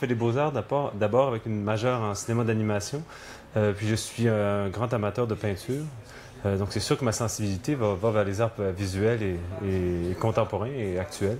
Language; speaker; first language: French; native; French